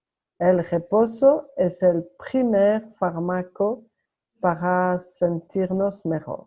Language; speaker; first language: Spanish; non-native, learner; French